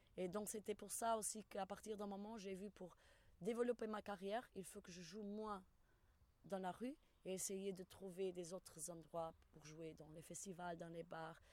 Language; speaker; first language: French; non-native, fluent; Portuguese